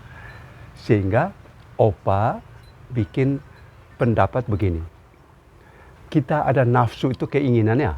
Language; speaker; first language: Indonesian; non-native, local second language; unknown